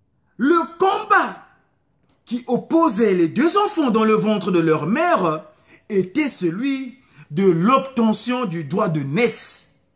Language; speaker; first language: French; non-native, local second language; Kongo